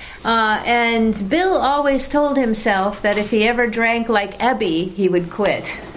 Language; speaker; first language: English; native; English